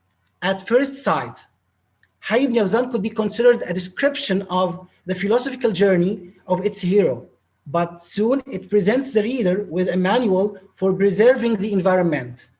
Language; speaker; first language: English; non-native, local second language; Arabic